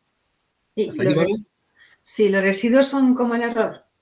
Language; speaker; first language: Spanish; native; Spanish